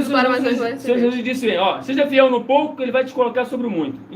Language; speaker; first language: Portuguese; native; Portuguese